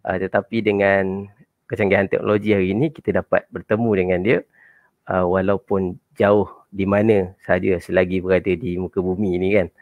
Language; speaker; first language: Malay; native; Malay